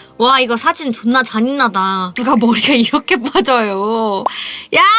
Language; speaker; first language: Korean; native; Korean